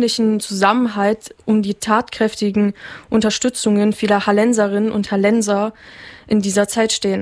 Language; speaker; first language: German; native; German